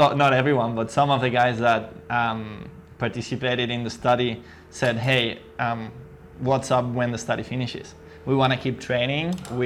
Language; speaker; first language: English; non-native, fluent; Spanish